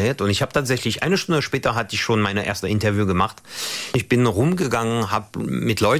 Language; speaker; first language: German; non-native, fluent; French